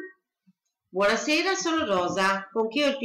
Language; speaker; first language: Italian; native; Italian